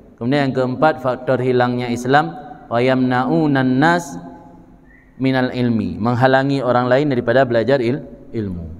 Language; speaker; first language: Malay; non-native, local second language; Achinese